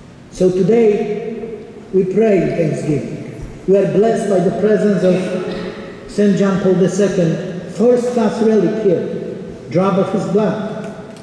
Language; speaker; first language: English; non-native, fluent; Polish